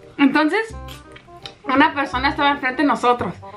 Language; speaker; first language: Spanish; early bilingual, heritage; Spanish